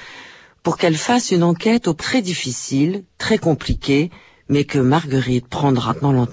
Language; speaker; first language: French; native; French